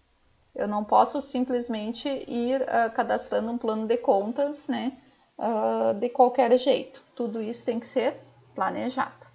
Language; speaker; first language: Portuguese; native; Portuguese